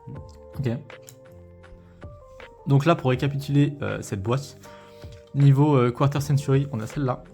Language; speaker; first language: French; native; French